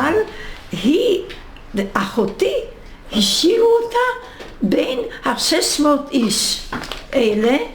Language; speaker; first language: Hebrew; non-native, fluent; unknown